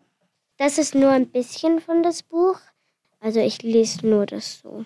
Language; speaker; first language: German; non-native, learner; Finnish